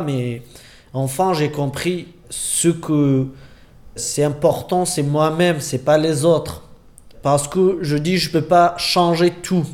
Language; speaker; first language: French; non-native, learner; Kurdish